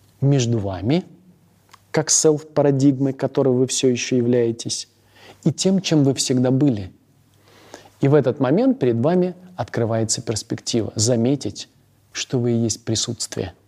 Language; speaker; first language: Russian; native; Russian